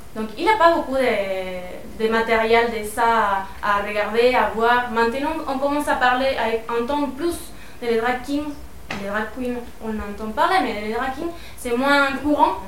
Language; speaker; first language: French; non-native, fluent; Spanish